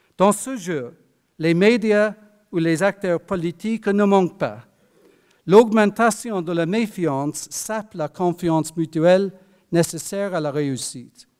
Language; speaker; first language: French; non-native, fluent; English